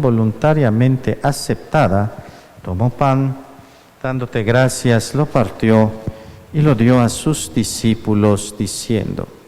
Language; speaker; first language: Spanish; native; Spanish